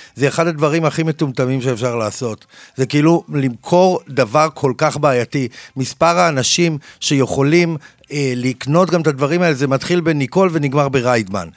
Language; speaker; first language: Hebrew; native; Hebrew